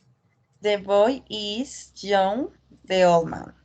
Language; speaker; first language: English; non-native, learner; Spanish